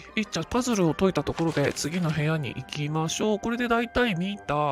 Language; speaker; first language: Japanese; native; Japanese